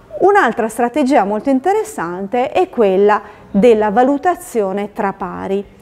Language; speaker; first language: Italian; native; Italian